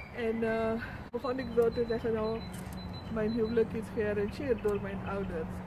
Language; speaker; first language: Dutch; non-native, fluent; Urdu